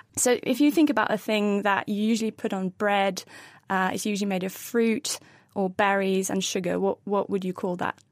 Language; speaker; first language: English; non-native, fluent; Norwegian